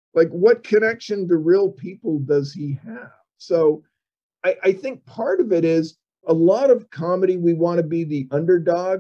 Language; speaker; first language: English; native; English